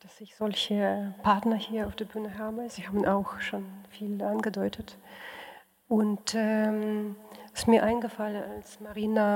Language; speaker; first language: German; non-native, fluent; Russian